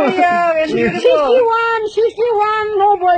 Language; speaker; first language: English; non-native, learner; Nepali